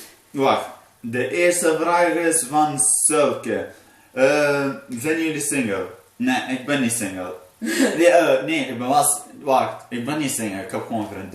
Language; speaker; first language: Dutch; early bilingual, other home language; Arabic